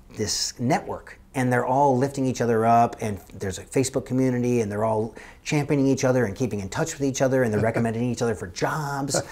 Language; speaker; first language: English; native; English